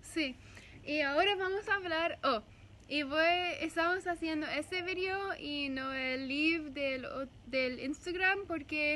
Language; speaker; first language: Spanish; non-native, learner; English